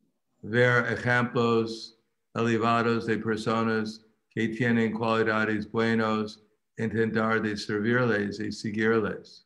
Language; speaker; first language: Spanish; non-native, fluent; English